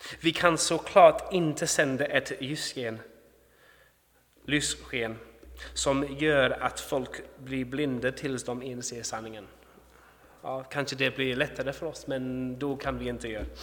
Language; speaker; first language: Swedish; non-native, fluent; English